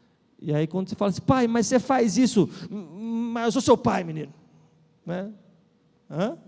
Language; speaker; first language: Portuguese; native; Portuguese